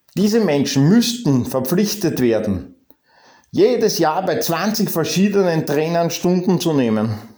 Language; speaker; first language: German; native; German